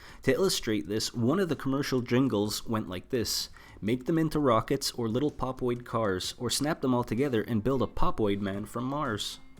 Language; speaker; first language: English; native; English